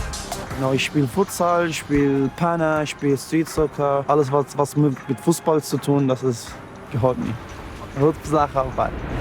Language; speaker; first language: German; non-native, learner; Arabic